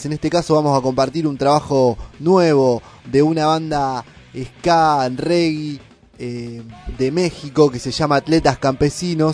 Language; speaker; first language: Spanish; native; Spanish